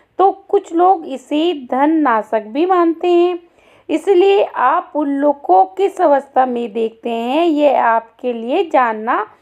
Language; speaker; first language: Hindi; native; Hindi